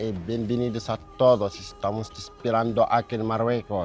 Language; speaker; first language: Spanish; non-native, learner; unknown